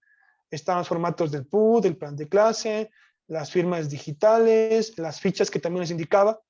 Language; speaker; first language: Spanish; native; Spanish